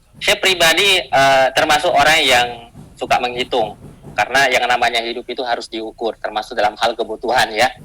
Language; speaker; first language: Indonesian; non-native, local second language; Buginese